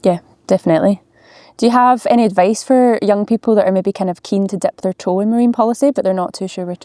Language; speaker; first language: English; native; English